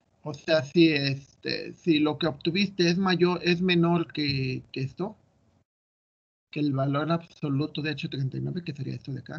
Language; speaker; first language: Spanish; native; Spanish